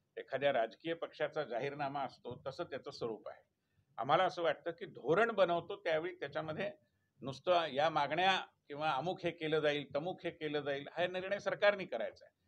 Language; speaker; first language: Marathi; native; Marathi